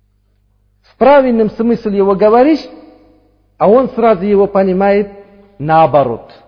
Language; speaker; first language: Russian; non-native, fluent; Uzbek